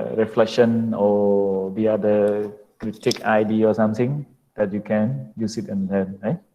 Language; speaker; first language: English; non-native, fluent; Khmer